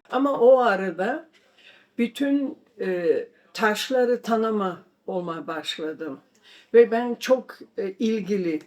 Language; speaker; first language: Turkish; non-native, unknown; German